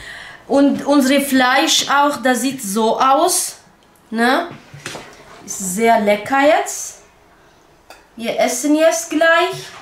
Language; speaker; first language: German; non-native, local second language; Kurdish